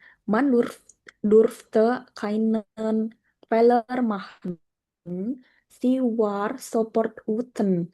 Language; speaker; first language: German; non-native, learner; Indonesian